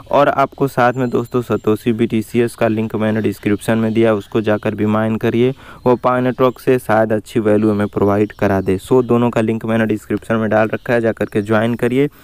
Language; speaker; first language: Hindi; native; Hindi